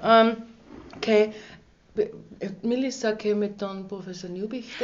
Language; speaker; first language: Greek; non-native, learner; German